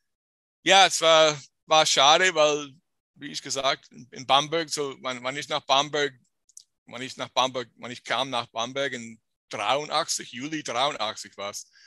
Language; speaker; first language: German; non-native, fluent; English